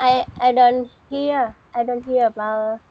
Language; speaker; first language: English; non-native, learner; Vietnamese